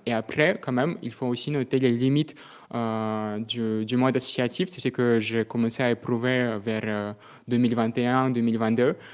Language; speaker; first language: French; non-native, fluent; Russian